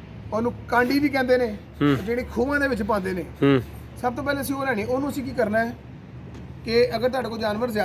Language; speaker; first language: Punjabi; native; Punjabi